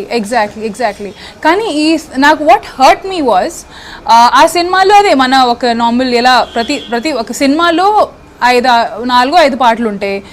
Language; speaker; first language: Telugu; non-native, local second language; Hindi